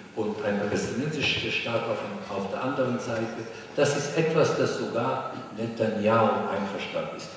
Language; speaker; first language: German; non-native, fluent; Hebrew